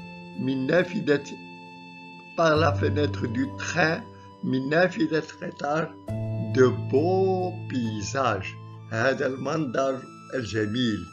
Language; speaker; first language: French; non-native, local second language; Arabic